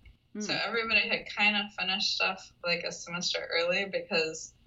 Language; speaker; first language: English; native; English